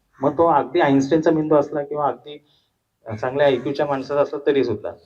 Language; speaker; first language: Marathi; non-native, local second language; Hindi